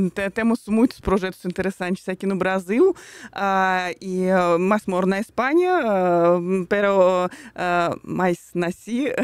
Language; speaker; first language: Portuguese; non-native, fluent; Russian